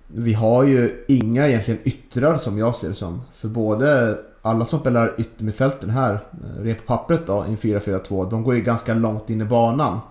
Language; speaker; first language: Swedish; native; Swedish